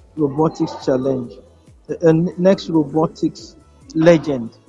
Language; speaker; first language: English; non-native, local second language; Yoruba